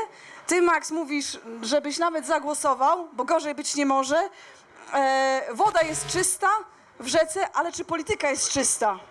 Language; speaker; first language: Polish; native; Polish